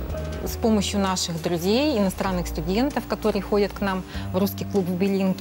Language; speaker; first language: Russian; native; Russian